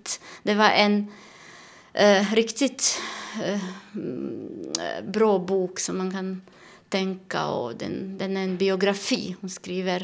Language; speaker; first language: Swedish; non-native, learner; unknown